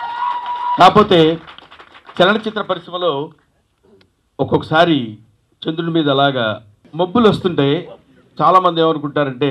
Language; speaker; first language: Telugu; native; Telugu